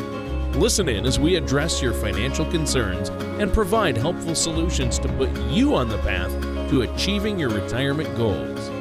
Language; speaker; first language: English; native; English